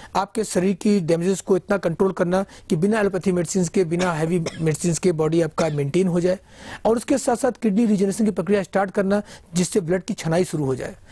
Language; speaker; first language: Hindi; native; Hindi